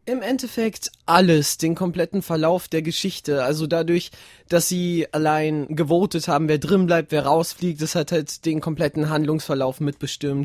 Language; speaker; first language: German; native; German